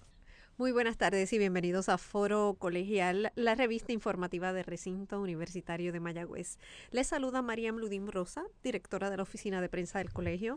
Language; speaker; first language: Spanish; native; Spanish